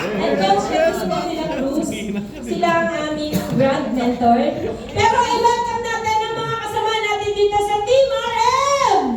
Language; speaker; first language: Filipino; native; Filipino